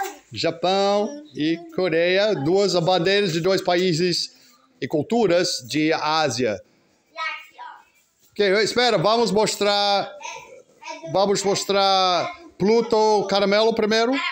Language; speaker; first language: Portuguese; non-native, fluent; English